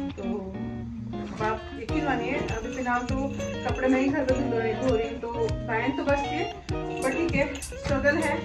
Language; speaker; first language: Hindi; native; Hindi